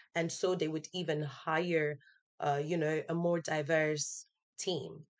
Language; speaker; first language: English; non-native, fluent; Italian